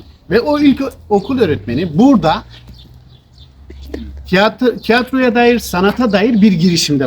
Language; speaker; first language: Turkish; native; Turkish